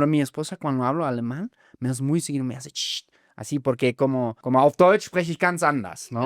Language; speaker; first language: Spanish; non-native, fluent; German